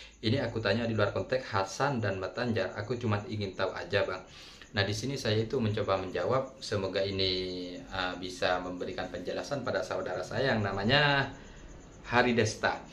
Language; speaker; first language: Indonesian; non-native, local second language; Madurese